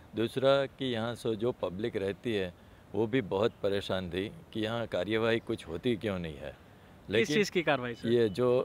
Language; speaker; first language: Hindi; non-native, local second language; Gujarati